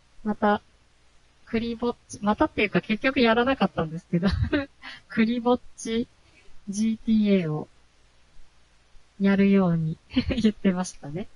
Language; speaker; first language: Japanese; native; Japanese